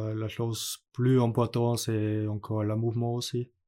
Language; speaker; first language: French; non-native, learner; German